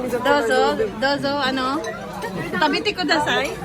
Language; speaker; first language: Japanese; non-native, fluent; Filipino